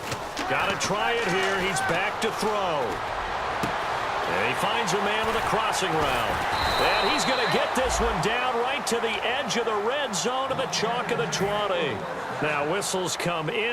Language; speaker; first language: English; native; English